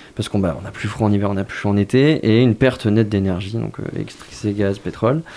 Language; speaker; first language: French; native; French